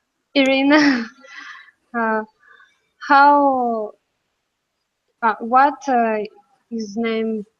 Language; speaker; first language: English; non-native, learner; Russian